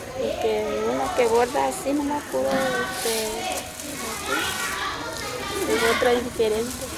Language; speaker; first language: Spanish; non-native, local second language; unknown